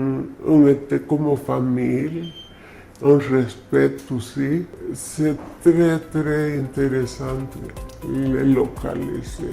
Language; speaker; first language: French; non-native, learner; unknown